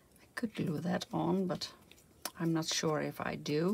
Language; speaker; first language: English; non-native, fluent; Dutch